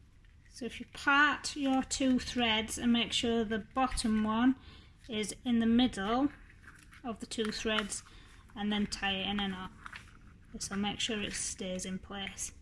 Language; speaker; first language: English; native; English